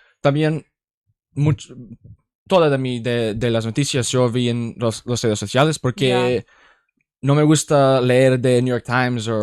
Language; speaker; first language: Spanish; non-native, learner; English